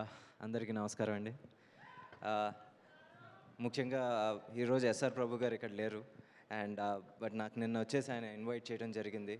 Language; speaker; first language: Telugu; native; Telugu